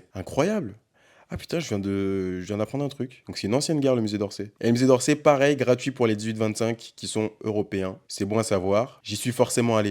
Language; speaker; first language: French; native; French